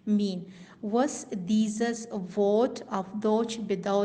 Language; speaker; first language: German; non-native, learner; Urdu